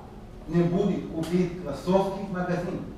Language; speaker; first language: Russian; non-native, learner; Hebrew